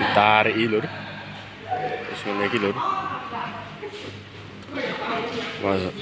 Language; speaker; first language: Indonesian; non-native, local second language; Javanese